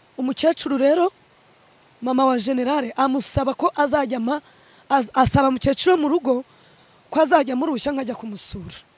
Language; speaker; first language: Kinyarwanda; early bilingual, other home language; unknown